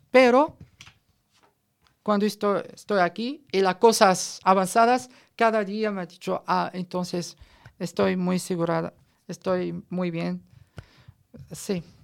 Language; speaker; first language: Spanish; non-native, learner; Arabic